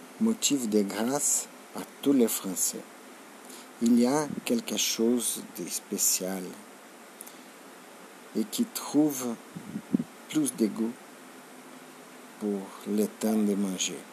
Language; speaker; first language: French; non-native, learner; Portuguese